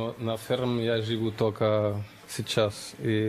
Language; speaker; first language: Russian; non-native, learner; German